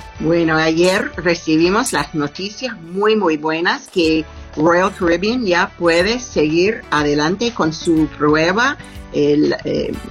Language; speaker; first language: Spanish; non-native, learner; English